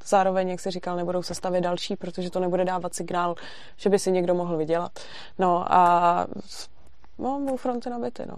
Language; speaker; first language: Czech; native; Czech